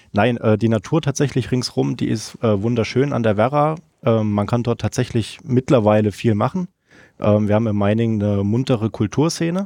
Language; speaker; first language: German; native; German